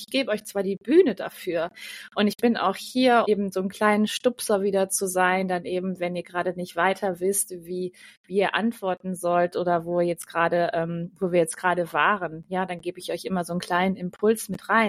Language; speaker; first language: German; native; German